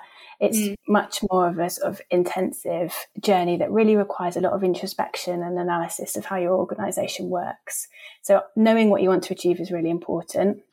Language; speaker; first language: English; native; English